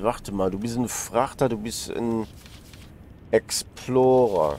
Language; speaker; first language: German; native; German